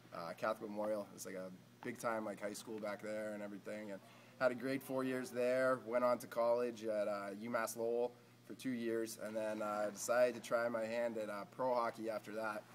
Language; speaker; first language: English; native; English